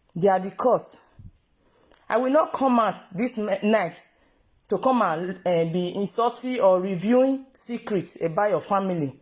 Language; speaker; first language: Nigerian Pidgin; non-native, local second language; Yoruba